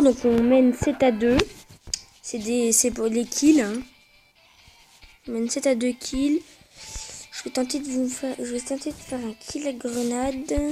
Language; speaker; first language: French; native; French